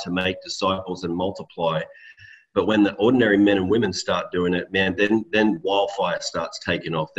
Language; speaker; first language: English; native; English